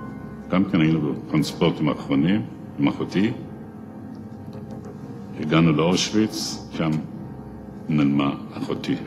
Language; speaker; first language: Hebrew; non-native, fluent; Yiddish